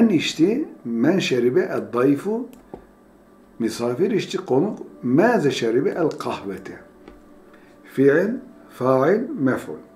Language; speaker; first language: Arabic; non-native, fluent; Turkish